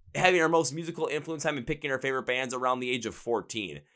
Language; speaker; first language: English; native; English